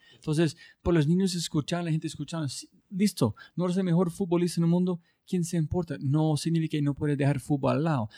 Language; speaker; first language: Spanish; non-native, learner; English